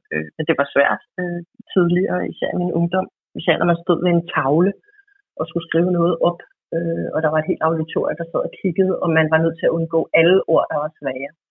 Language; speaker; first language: Danish; native; Danish